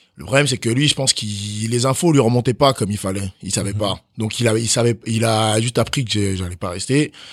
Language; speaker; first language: French; early bilingual, other home language; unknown